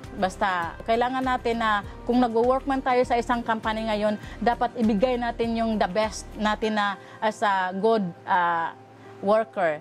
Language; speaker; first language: Filipino; non-native, local second language; Cebuano